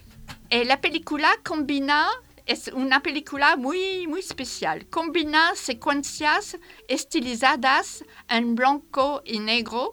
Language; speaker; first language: Spanish; non-native, fluent; French